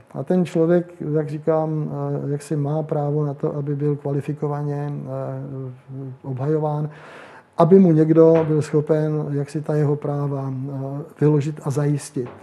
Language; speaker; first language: Czech; native; Czech